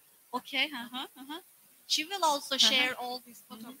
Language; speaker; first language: English; non-native, fluent; Turkish